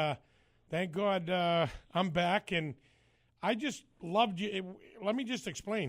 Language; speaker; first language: English; native; English